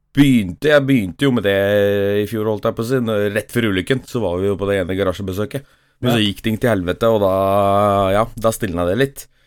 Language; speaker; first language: Norwegian; early bilingual, other home language; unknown